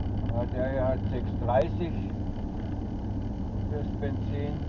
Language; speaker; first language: German; native; German